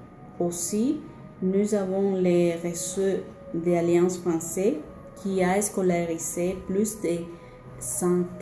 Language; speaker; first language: French; non-native, learner; Spanish